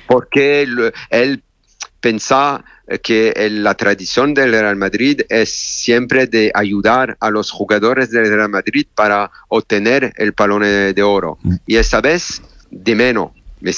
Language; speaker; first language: Spanish; non-native, learner; French